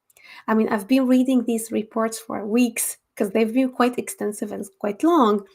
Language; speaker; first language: English; non-native, fluent; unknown